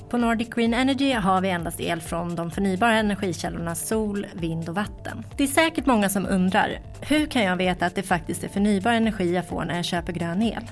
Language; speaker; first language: Swedish; native; Swedish